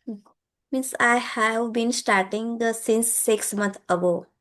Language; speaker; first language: English; non-native, learner; Gujarati